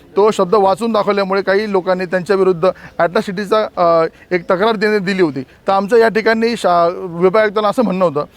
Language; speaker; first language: Marathi; native; Marathi